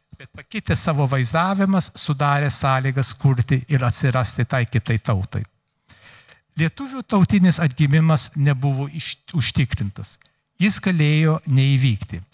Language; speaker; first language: Lithuanian; early bilingual, heritage; Lithuanian